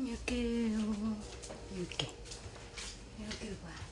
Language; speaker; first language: Korean; non-native, learner; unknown